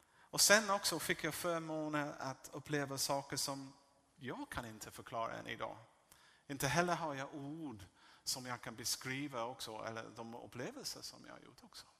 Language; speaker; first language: Swedish; non-native, fluent; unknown